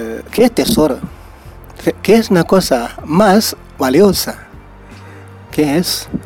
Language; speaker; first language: Spanish; non-native, learner; Chinese